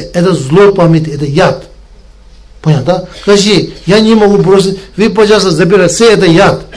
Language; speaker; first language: Russian; non-native, learner; Tibetan